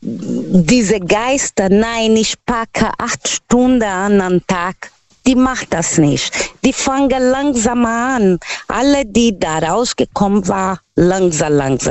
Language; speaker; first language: German; non-native, fluent; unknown